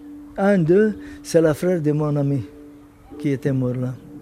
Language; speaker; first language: French; non-native, learner; Arabic